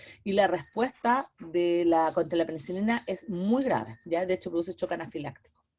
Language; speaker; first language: Spanish; native; Spanish